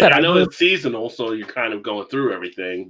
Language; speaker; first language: English; native; English